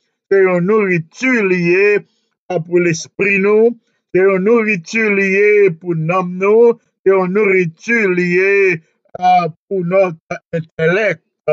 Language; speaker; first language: French; non-native, local second language; Haitian Creole